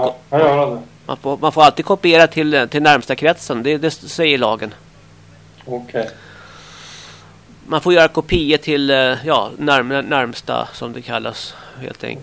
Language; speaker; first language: Swedish; native; Swedish